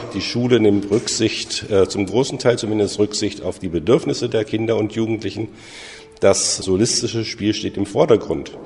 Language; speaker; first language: German; native; German